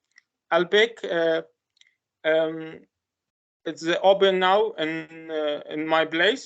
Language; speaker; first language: English; non-native, learner; Arabic